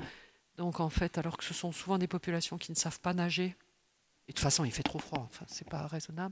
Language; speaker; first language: French; native; French